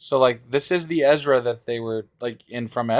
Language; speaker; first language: English; native; English